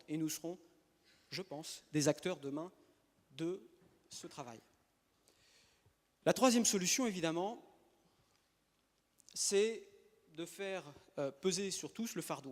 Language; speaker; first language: French; native; French